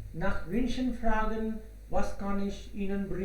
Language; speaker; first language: German; non-native, fluent; Hindi